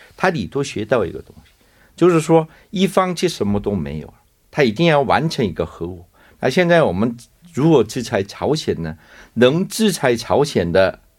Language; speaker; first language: Chinese; non-native, fluent; Korean